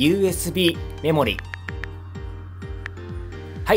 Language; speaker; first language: Japanese; native; Japanese